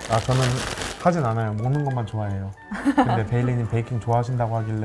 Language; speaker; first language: Korean; native; Korean